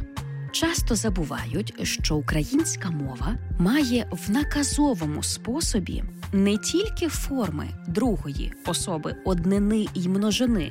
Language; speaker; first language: Ukrainian; native; Ukrainian